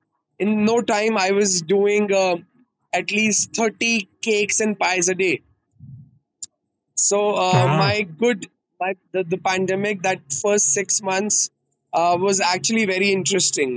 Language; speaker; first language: English; non-native, local second language; Hindi